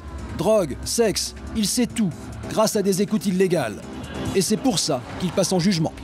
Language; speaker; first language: French; native; French